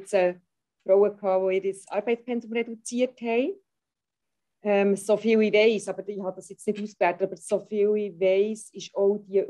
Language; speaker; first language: German; native; German